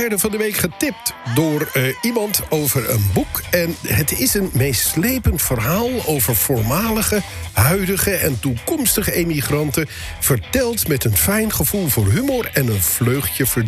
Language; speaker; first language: Dutch; native; Dutch